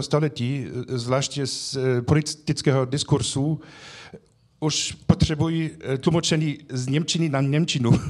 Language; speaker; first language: Czech; non-native, fluent; German